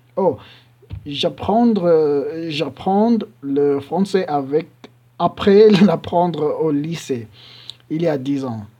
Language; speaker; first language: French; non-native, learner; Shona